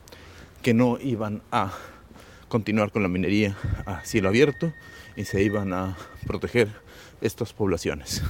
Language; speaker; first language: Spanish; native; Spanish